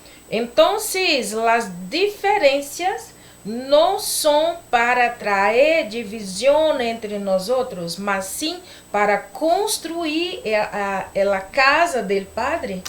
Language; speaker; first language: Spanish; non-native, learner; Portuguese